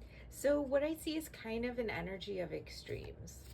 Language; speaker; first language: English; native; English